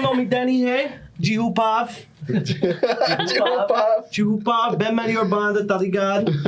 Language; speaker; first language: Portuguese; non-native, learner; English